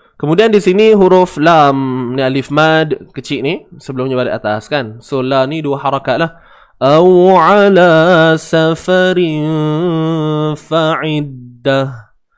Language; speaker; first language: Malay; native; Malay